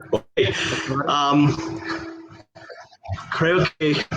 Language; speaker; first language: Spanish; non-native, fluent; English